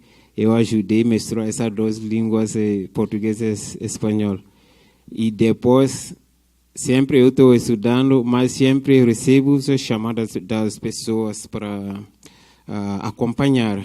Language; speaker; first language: Portuguese; non-native, fluent; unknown